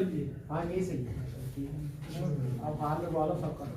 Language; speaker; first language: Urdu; non-native, local second language; Pashto